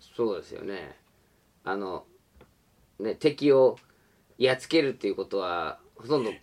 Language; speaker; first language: Japanese; non-native, fluent; English